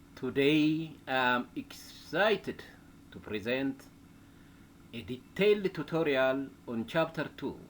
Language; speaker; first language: English; non-native, local second language; Amharic